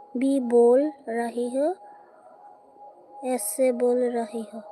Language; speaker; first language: Hindi; non-native, local second language; Bangla